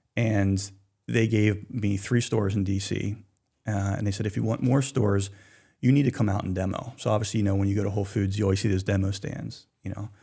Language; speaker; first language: English; native; English